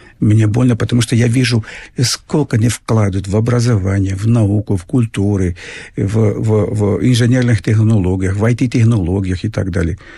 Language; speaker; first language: Russian; non-native, fluent; Portuguese